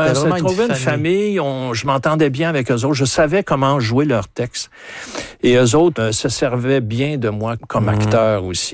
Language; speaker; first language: French; native; French